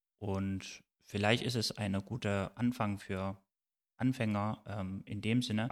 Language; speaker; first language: German; non-native, fluent; Turkish